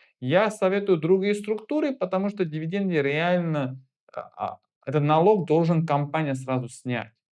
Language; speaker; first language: Russian; non-native, fluent; Armenian